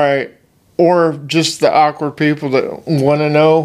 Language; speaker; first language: English; native; English